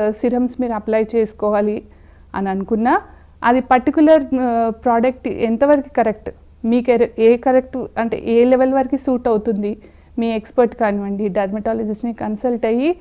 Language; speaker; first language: Telugu; native; Telugu